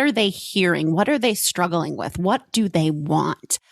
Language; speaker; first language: English; native; English